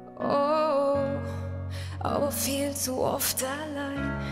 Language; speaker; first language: German; native; German